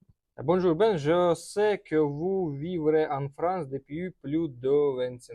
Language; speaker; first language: French; non-native, learner; Russian